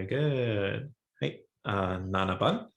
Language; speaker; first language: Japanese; non-native, fluent; English